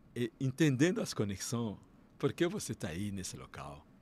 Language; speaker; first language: Portuguese; non-native, fluent; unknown